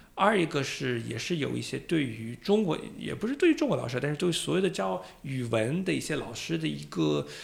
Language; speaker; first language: Chinese; non-native, fluent; English